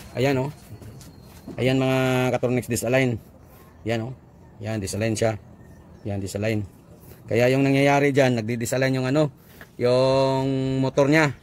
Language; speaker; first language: Filipino; non-native, local second language; Cebuano